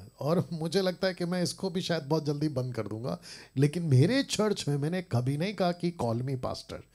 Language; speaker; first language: Hindi; native; Hindi